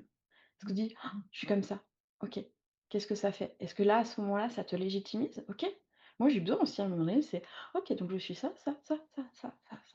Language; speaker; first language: French; native; French